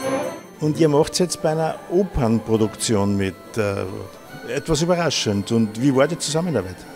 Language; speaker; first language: German; native; German